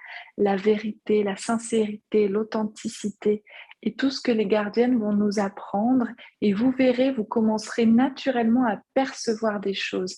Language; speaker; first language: French; native; French